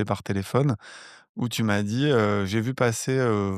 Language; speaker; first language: French; native; French